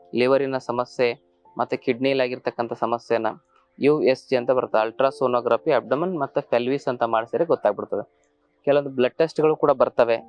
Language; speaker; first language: Kannada; native; Kannada